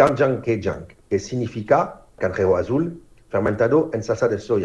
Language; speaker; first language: Spanish; non-native, fluent; French